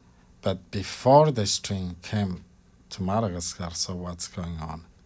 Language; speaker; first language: English; non-native, fluent; Malagasy